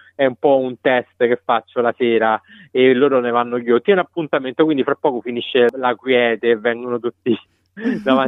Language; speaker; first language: Italian; native; Italian